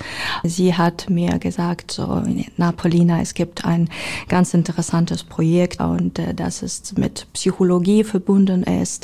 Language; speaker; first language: German; non-native, learner; Ukrainian